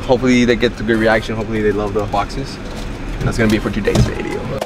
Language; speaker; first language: English; native; English